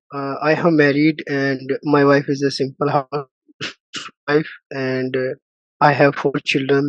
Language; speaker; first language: English; non-native, learner; Hindi